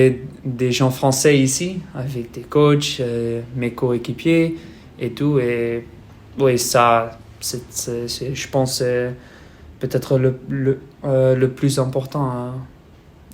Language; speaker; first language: French; non-native, learner; Dutch